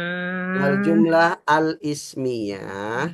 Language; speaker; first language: Arabic; non-native, fluent; Indonesian